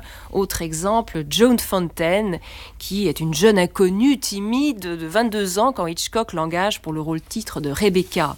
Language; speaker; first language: French; native; French